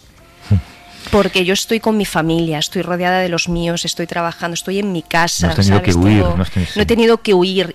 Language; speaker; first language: Spanish; native; Spanish